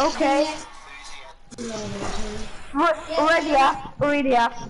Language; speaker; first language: English; non-native, learner; Slovak